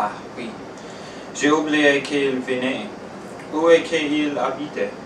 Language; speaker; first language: French; non-native, learner; English